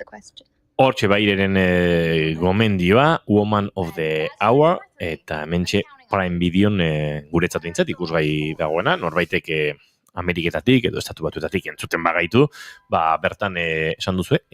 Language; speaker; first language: Basque; native; Basque